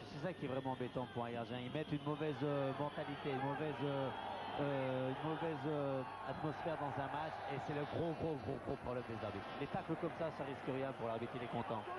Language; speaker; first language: French; native; French